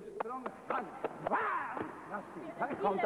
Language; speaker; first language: English; non-native, learner; Japanese